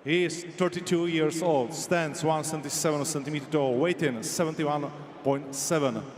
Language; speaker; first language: English; non-native, fluent; Czech